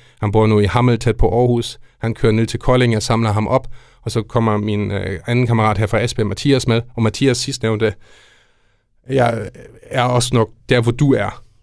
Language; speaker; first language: Danish; non-native, fluent; German